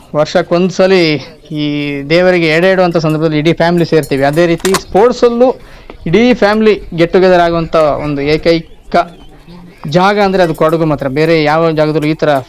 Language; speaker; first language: Kannada; non-native, local second language; Kodava